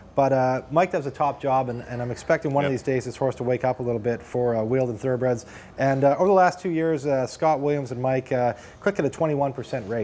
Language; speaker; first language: English; native; English